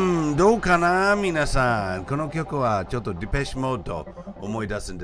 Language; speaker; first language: Japanese; non-native, fluent; English